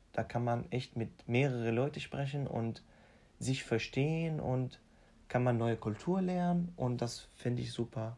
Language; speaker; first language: German; non-native, fluent; Arabic